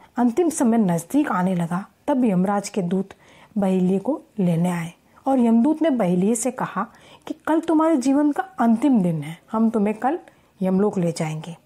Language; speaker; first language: Hindi; native; Hindi